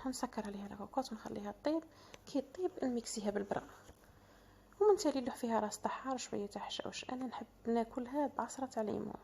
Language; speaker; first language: Arabic; native; Arabic